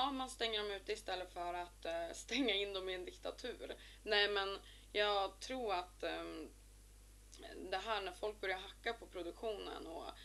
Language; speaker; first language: Swedish; native; Swedish